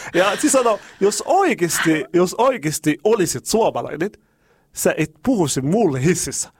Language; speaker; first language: Finnish; non-native, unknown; Arabic